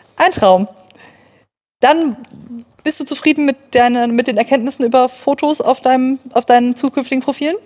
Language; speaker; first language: German; native; German